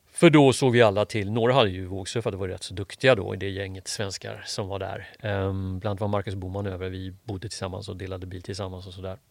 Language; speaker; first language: Swedish; native; Swedish